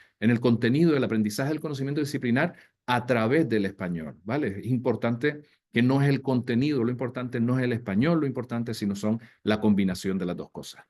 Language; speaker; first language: Spanish; native; Spanish